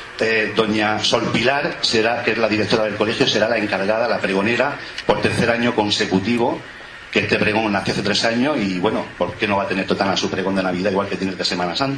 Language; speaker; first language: Spanish; native; Spanish